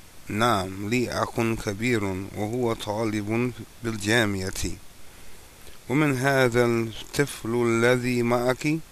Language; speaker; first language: Arabic; non-native, fluent; English